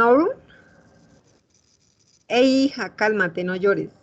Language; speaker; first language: Spanish; native; Spanish